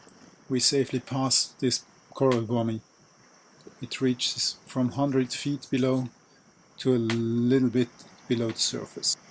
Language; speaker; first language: English; non-native, fluent; German